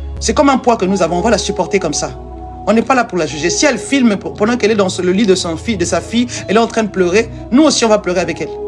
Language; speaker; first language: French; non-native, local second language; Lingala